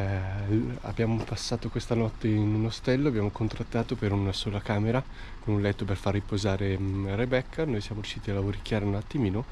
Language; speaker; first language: Italian; native; Italian